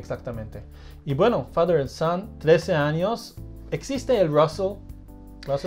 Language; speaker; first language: Spanish; early bilingual, heritage; Spanish